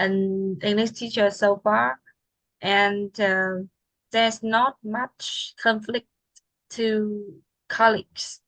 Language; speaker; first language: English; non-native, fluent; Vietnamese